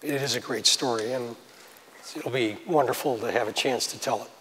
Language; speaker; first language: English; native; English